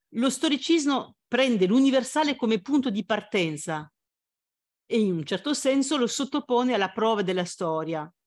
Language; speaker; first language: Italian; non-native, fluent; French